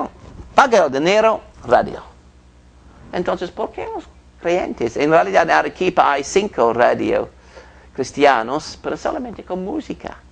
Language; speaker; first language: Spanish; non-native, fluent; English